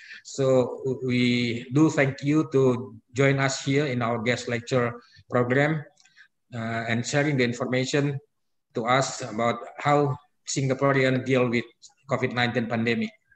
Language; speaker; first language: English; non-native, fluent; Indonesian